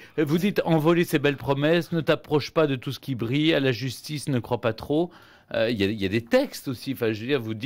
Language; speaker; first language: French; native; French